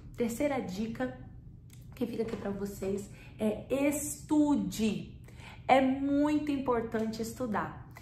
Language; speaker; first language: Portuguese; native; Portuguese